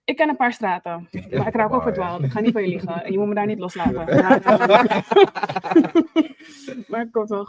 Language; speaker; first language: Dutch; native; Dutch